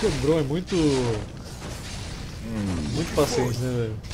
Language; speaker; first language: Portuguese; native; Portuguese